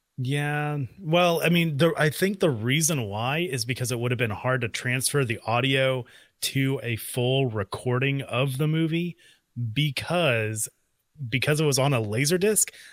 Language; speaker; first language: English; native; English